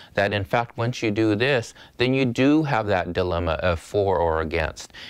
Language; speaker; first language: English; native; English